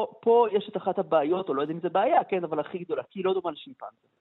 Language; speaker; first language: Hebrew; native; Hebrew